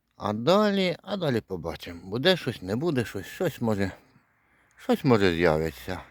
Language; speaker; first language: Ukrainian; native; Ukrainian